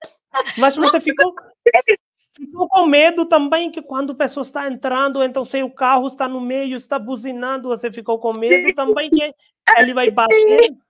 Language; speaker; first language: Portuguese; non-native, learner; Hindi